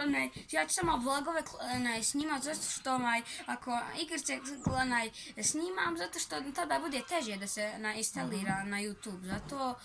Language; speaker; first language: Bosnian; early bilingual, heritage; Bosnian